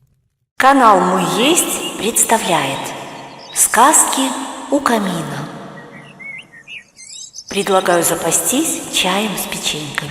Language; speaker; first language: Russian; native; Russian